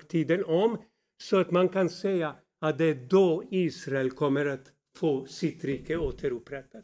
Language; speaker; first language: Swedish; non-native, fluent; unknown